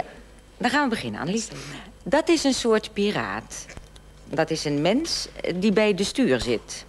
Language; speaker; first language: Dutch; native; Dutch